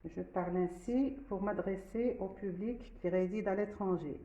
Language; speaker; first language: French; non-native, local second language; Arabic